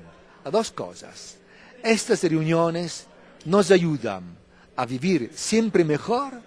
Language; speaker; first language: Spanish; non-native, fluent; Italian